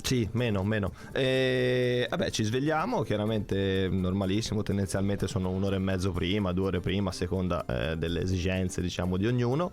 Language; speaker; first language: Italian; native; Italian